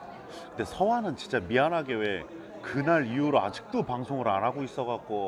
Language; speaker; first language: Korean; native; Korean